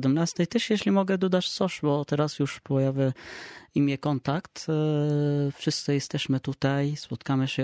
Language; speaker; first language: Polish; non-native, learner; Arabic